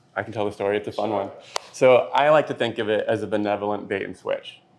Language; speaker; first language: English; native; English